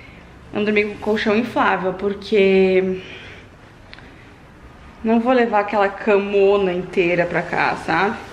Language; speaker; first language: Portuguese; native; Portuguese